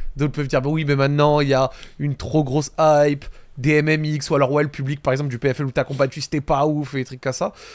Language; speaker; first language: French; native; French